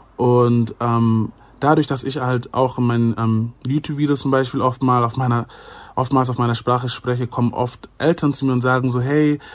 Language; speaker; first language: German; native; German